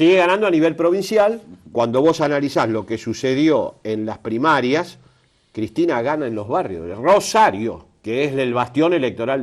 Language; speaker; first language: Spanish; native; Spanish